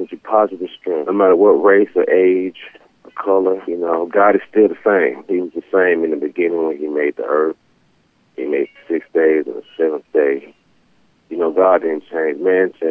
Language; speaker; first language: English; native; English